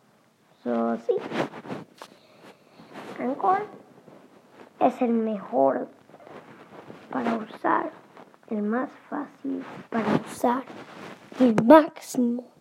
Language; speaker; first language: Spanish; early bilingual, heritage; Spanish